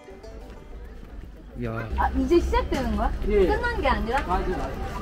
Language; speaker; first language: Russian; non-native, learner; Korean